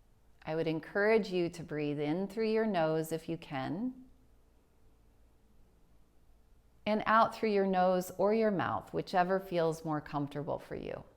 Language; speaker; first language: English; native; English